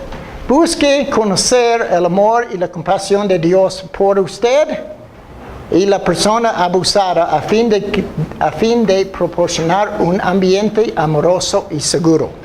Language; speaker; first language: Spanish; non-native, fluent; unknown